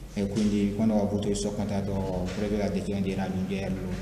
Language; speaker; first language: Italian; non-native, fluent; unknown